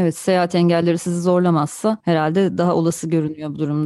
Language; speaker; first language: Turkish; native; Turkish